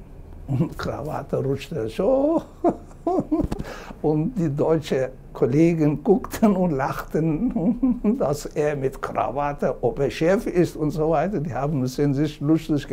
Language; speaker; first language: German; non-native, fluent; Turkish